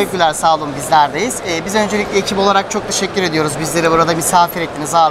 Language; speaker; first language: Turkish; native; Turkish